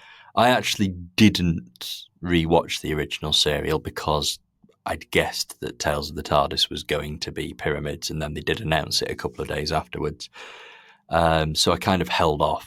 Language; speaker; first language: English; native; English